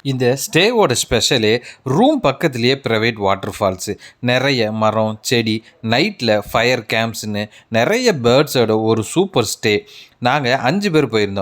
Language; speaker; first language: Tamil; native; Tamil